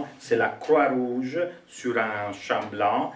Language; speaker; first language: French; non-native, fluent; Italian